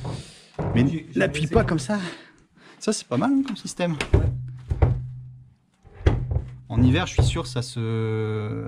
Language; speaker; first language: French; native; French